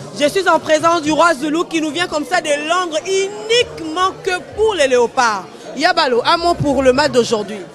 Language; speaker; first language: French; non-native, local second language; Lingala